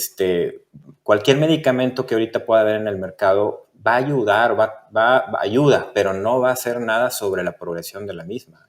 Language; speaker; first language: Spanish; native; Spanish